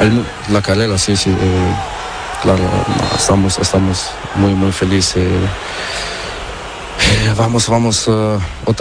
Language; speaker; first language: Spanish; non-native, learner; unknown